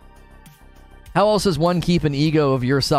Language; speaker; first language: English; native; English